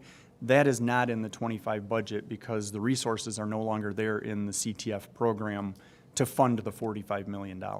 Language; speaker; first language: English; native; English